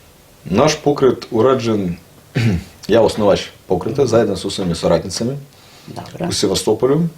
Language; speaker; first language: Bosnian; non-native, learner; Russian